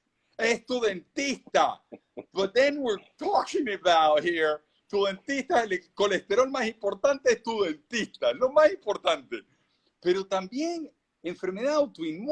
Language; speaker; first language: Spanish; native; Spanish